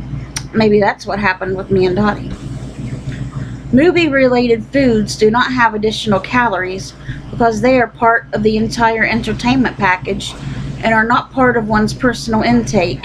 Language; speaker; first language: English; native; English